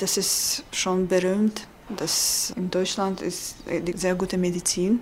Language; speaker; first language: German; non-native, learner; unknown